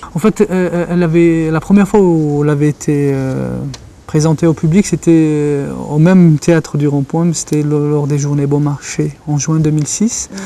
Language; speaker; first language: French; non-native, local second language; Kabyle